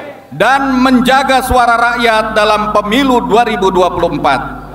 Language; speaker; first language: Indonesian; native; Indonesian